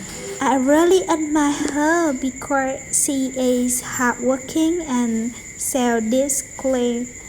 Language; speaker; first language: English; non-native, learner; Vietnamese